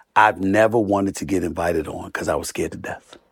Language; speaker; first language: English; native; English